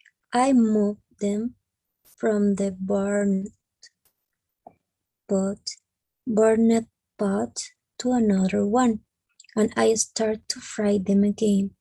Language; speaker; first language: English; non-native, learner; Spanish